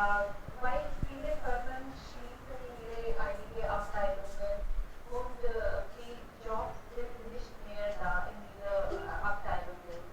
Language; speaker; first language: German; non-native, fluent; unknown